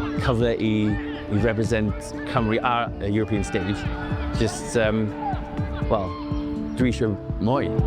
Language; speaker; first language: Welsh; non-native, local second language; English